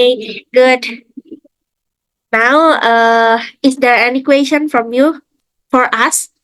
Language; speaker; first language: English; non-native, fluent; Indonesian